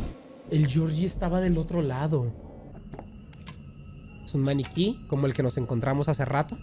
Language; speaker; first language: Spanish; native; Spanish